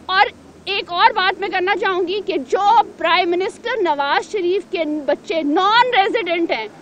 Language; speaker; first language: Urdu; non-native, local second language; Punjabi